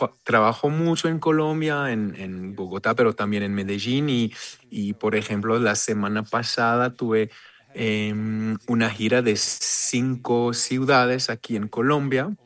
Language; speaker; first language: Spanish; non-native, fluent; Hebrew